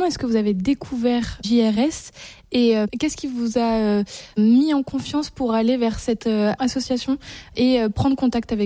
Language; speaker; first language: French; native; French